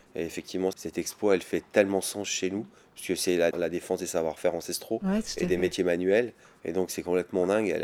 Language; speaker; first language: French; native; French